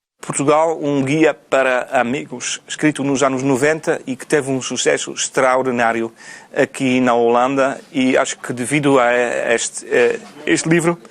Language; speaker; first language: Portuguese; non-native, fluent; Dutch